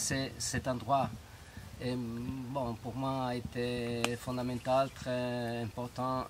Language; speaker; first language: French; non-native, fluent; Italian